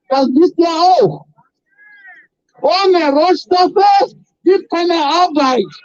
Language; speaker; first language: German; non-native, fluent; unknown